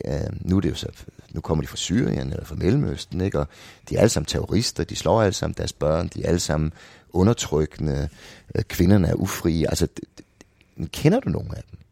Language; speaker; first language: Danish; native; Danish